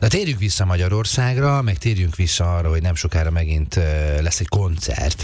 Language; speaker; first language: Hungarian; native; Hungarian